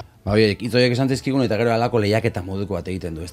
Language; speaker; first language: Basque; native; Basque